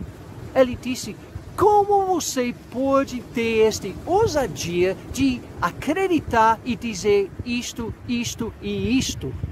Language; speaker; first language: Portuguese; non-native, fluent; English